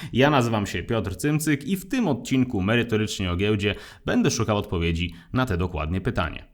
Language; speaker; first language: Polish; native; Polish